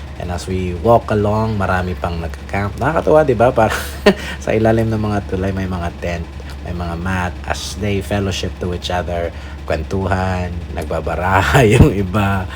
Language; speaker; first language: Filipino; non-native, local second language; Iloko